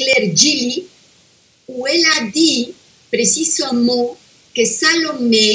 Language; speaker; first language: French; non-native, fluent; Spanish